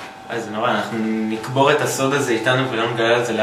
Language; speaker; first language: Hebrew; native; Hebrew